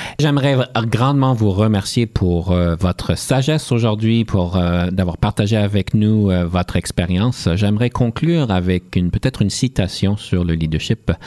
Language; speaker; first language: French; native; French